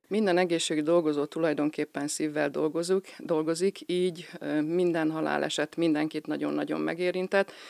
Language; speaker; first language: Hungarian; native; Hungarian